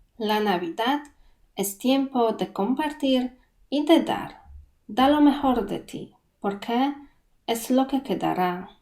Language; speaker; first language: Spanish; non-native, fluent; Polish